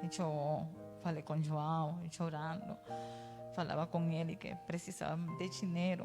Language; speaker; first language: Portuguese; non-native, learner; Spanish